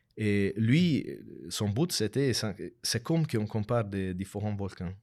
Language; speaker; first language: French; non-native, fluent; Italian